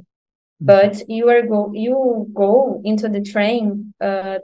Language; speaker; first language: English; non-native, learner; Portuguese